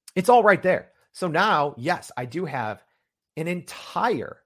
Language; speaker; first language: English; native; English